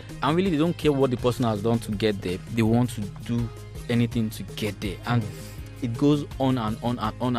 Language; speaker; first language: English; non-native, local second language; Yoruba